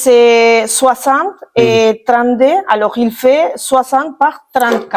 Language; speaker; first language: French; non-native, learner; Spanish